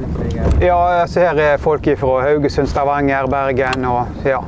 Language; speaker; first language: Norwegian; native; Norwegian